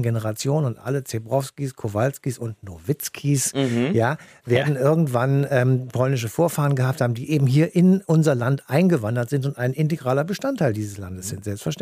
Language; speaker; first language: German; native; German